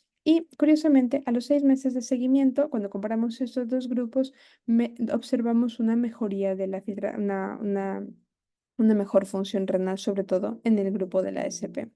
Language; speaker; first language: Spanish; native; Spanish